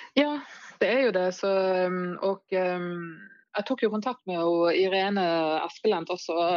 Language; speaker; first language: Norwegian; non-native, fluent; German